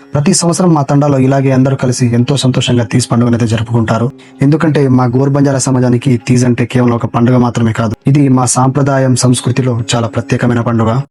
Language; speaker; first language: Telugu; non-native, local second language; Lambadi